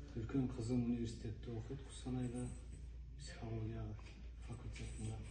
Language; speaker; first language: Kazakh; non-native, local second language; Turkish